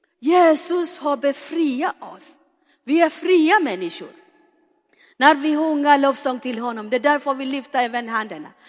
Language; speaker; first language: Swedish; non-native, fluent; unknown